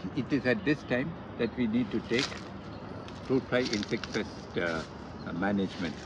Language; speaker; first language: English; non-native, local second language; Kannada